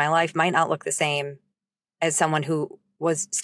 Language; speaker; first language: English; native; English